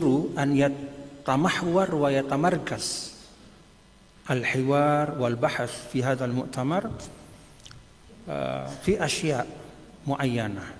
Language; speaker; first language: Arabic; non-native, fluent; Sasak